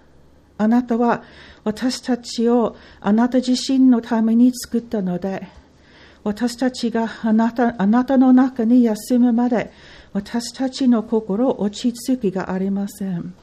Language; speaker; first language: Japanese; non-native, fluent; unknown